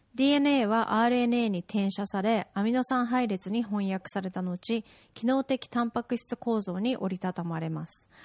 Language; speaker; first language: Japanese; native; Japanese